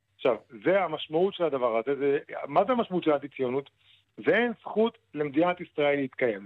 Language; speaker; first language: Hebrew; native; Hebrew